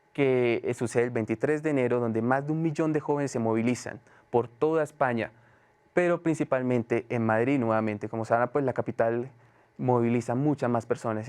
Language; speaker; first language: Spanish; native; Spanish